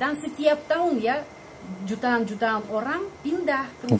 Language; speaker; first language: Indonesian; non-native, fluent; Russian